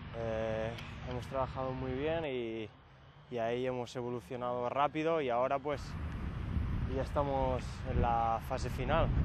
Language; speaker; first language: Spanish; native; Spanish